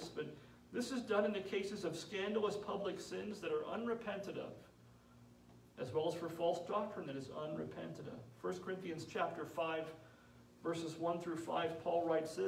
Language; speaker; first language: English; native; English